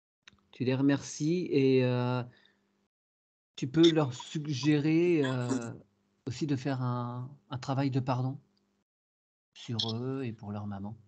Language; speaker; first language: French; native; French